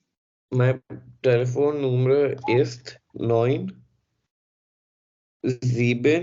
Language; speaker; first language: German; non-native, learner; Hindi